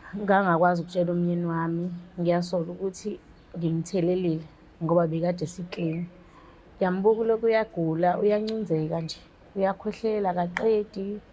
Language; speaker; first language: Zulu; native; Zulu